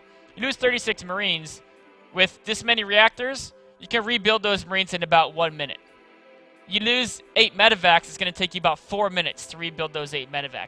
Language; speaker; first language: English; native; English